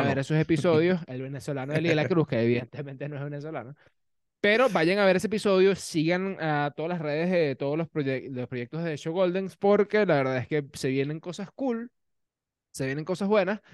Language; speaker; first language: Spanish; native; Spanish